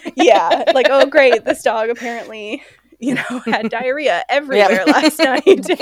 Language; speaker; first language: English; native; English